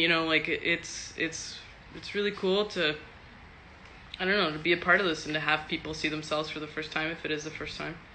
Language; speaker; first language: English; early bilingual, other home language; Spanish